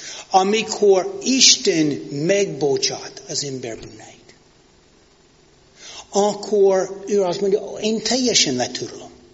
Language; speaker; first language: Hungarian; non-native, fluent; English